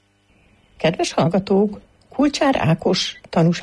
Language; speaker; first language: Hungarian; native; Hungarian